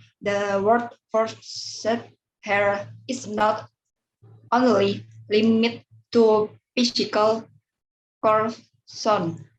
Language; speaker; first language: English; non-native, learner; Indonesian